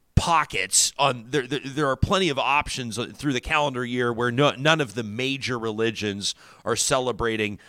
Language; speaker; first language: English; native; English